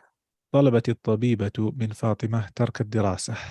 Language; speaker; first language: Arabic; non-native, fluent; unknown